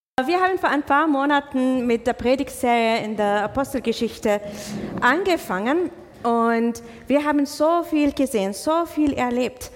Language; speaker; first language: German; non-native, fluent; English